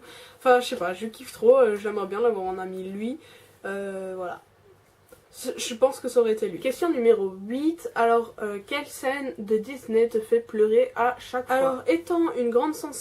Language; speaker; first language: French; native; French